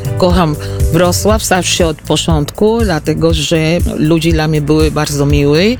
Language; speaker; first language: Polish; non-native, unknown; Spanish